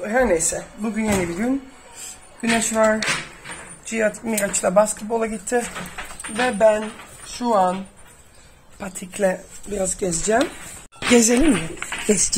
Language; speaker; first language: Turkish; early bilingual, heritage; Dutch